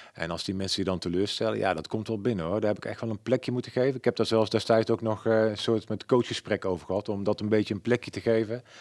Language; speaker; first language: Dutch; native; Dutch